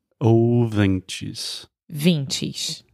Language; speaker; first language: Portuguese; non-native, fluent; English